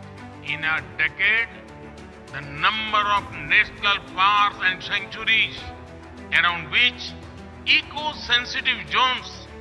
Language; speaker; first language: English; non-native, local second language; Hindi